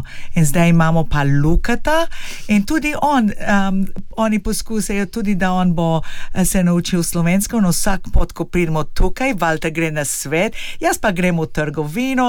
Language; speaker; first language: Slovenian; early bilingual, heritage; English